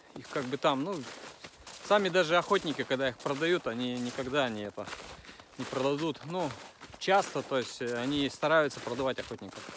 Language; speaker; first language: Russian; native; Russian